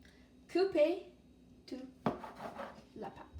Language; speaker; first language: French; non-native, learner; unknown